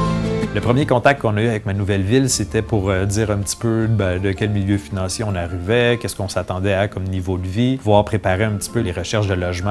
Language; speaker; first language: French; native; French